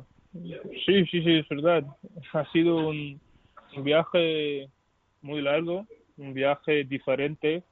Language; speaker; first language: Spanish; non-native, learner; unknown